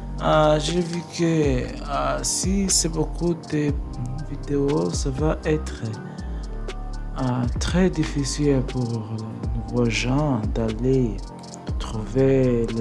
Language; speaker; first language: French; non-native, learner; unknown